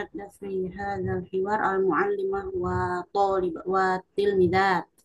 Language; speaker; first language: Arabic; non-native, learner; Indonesian